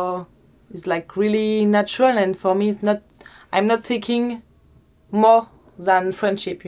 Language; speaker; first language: English; non-native, learner; French